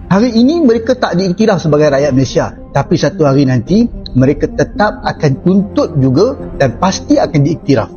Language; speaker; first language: Malay; native; Malay